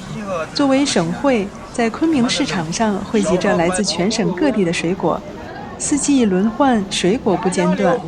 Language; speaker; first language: Chinese; native; Chinese